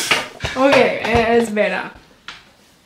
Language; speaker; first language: Spanish; non-native, learner; English